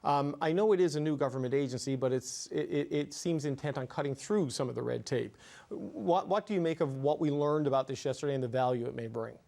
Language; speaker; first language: English; native; English